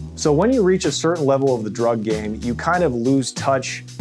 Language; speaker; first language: English; native; English